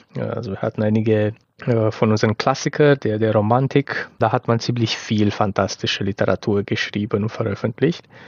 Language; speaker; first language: German; non-native, fluent; Romanian